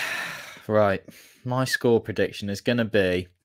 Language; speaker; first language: English; native; English